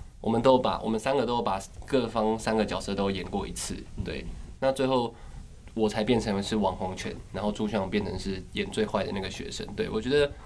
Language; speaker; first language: Chinese; native; Chinese